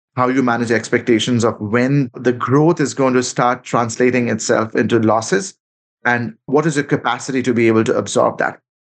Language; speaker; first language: English; non-native, local second language; Bangla